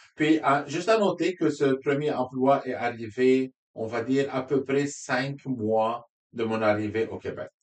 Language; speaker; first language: French; non-native, local second language; Arabic